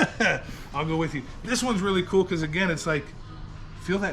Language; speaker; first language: English; native; English